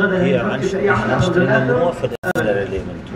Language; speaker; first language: German; non-native, fluent; Arabic